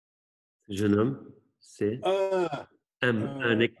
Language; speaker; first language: French; non-native, local second language; German